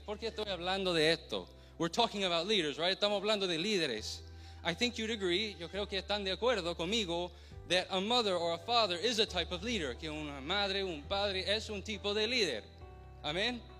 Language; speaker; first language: Spanish; non-native, fluent; English